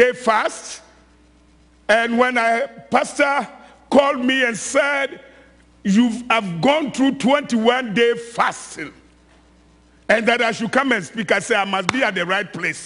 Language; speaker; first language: English; non-native, local second language; Akan